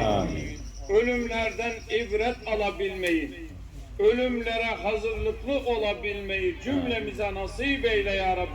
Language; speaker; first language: Turkish; native; Turkish